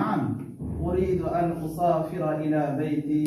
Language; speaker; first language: Arabic; non-native, learner; Urdu